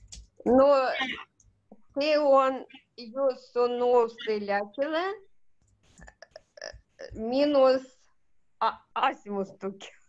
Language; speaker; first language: Finnish; non-native, learner; Russian